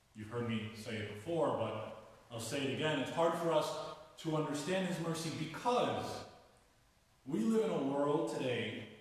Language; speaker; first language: English; native; English